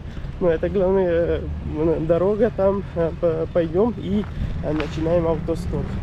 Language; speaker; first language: Russian; non-native, local second language; Kyrgyz